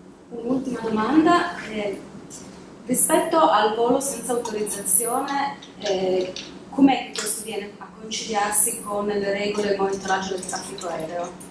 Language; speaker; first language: Italian; native; Italian